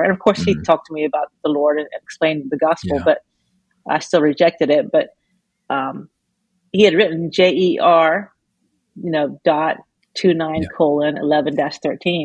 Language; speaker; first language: English; native; English